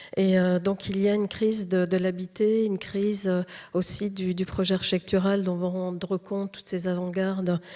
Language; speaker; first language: French; native; French